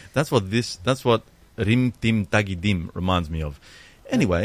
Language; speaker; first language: English; early bilingual, other home language; Greek